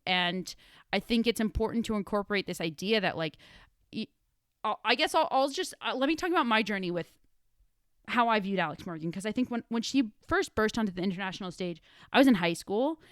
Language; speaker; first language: English; native; English